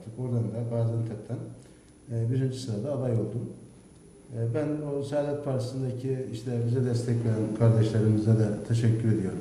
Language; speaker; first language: Turkish; native; Turkish